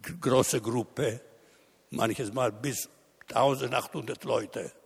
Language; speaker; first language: German; non-native, learner; Italian